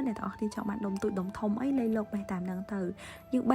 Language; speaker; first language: Khmer; native; Khmer